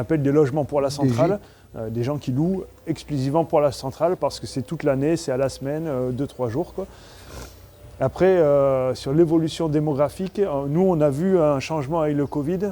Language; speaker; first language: French; native; French